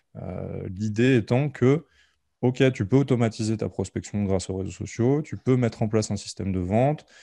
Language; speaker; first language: French; native; French